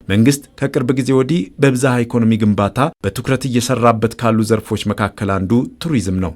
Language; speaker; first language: Amharic; native; Amharic